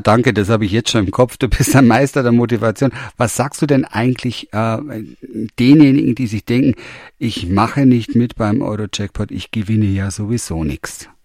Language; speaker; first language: German; native; German